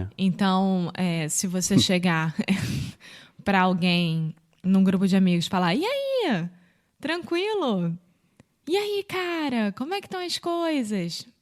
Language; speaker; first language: Portuguese; native; Portuguese